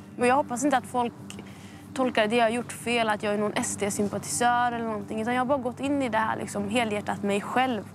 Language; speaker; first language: Swedish; early bilingual, other home language; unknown